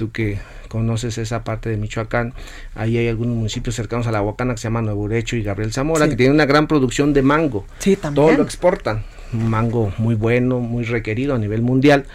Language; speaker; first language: Spanish; native; Spanish